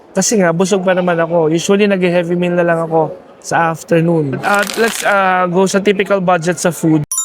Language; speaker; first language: Filipino; native; Filipino